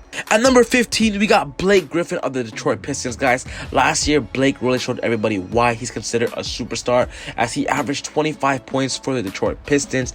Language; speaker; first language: English; native; English